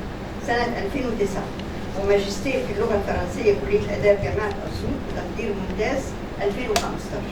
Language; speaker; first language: Arabic; native; Arabic